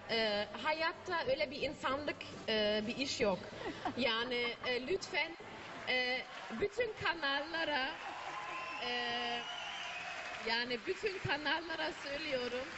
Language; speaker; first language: Turkish; non-native, learner; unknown